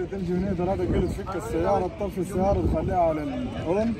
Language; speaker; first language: Arabic; native; Arabic